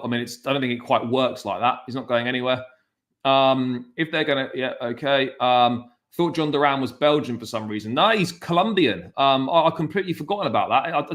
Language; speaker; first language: English; native; English